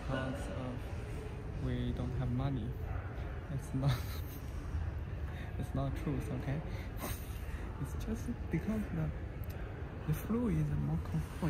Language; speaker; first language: English; non-native, learner; Chinese